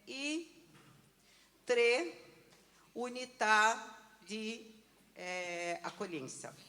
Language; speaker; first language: Italian; non-native, learner; Portuguese